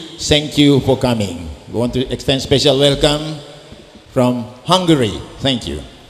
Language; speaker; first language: English; non-native, fluent; Indonesian